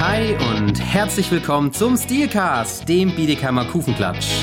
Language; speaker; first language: German; native; German